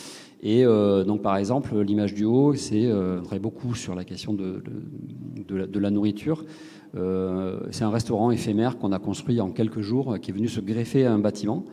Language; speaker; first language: French; native; French